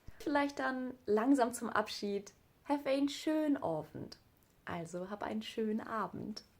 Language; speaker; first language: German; native; German